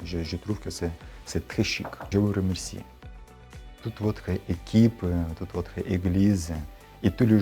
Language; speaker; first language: French; non-native, learner; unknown